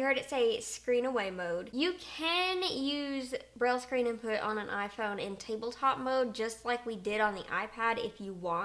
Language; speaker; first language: English; native; English